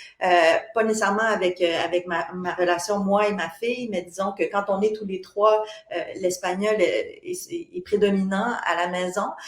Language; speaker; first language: French; native; French